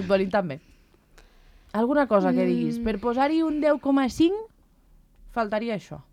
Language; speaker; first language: Catalan; native; Catalan